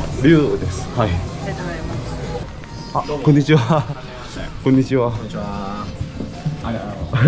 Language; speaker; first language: Japanese; non-native, learner; Korean